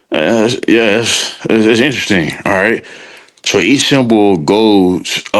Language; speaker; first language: English; native; English